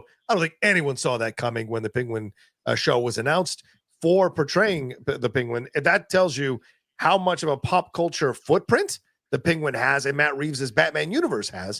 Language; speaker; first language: English; native; English